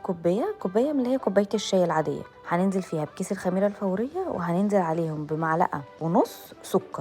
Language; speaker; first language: Arabic; native; Arabic